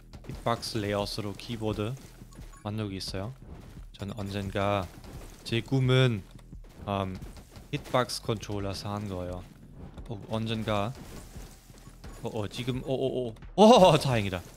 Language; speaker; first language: Korean; non-native, fluent; German